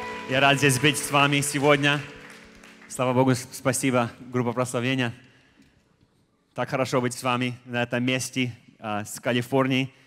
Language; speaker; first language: Russian; early bilingual, heritage; Russian